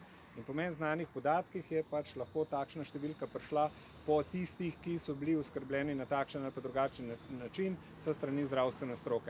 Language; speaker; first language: Slovenian; native; Slovenian